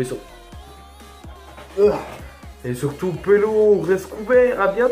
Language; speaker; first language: French; native; French